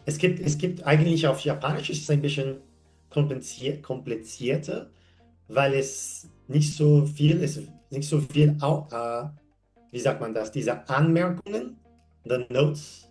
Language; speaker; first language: German; non-native, learner; English